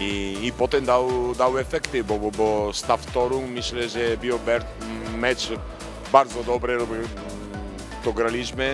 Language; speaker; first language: Polish; non-native, fluent; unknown